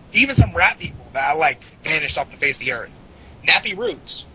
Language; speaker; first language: English; native; English